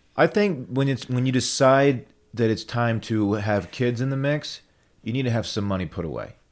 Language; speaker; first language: English; native; English